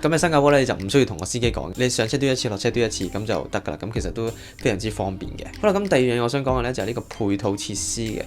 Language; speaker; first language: Cantonese; native; Cantonese